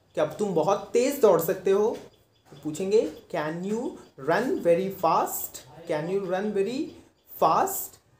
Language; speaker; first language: Hindi; native; Hindi